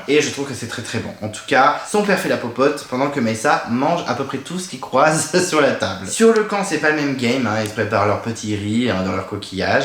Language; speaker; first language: French; native; French